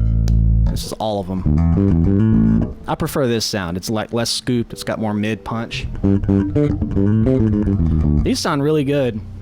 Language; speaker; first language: English; native; English